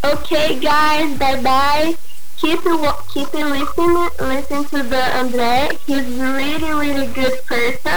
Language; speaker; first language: English; non-native, learner; Portuguese